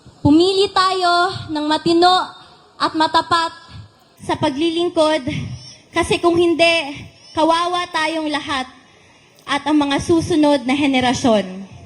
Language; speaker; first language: Filipino; non-native, local second language; Cebuano